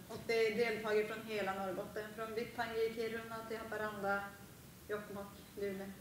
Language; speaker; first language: Swedish; native; Swedish